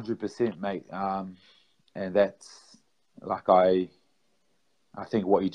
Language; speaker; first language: English; native; English